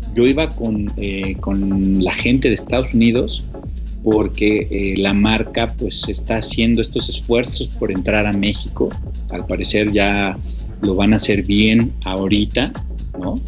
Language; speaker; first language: Spanish; native; Spanish